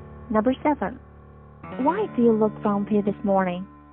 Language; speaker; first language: English; non-native, fluent; Chinese